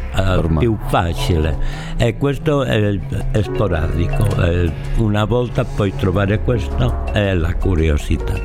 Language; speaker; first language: Italian; non-native, learner; Catalan